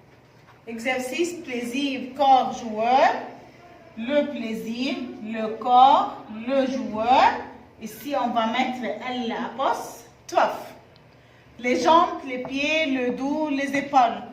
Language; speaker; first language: French; non-native, fluent; Arabic